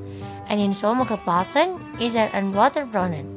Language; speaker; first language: Dutch; non-native, fluent; Indonesian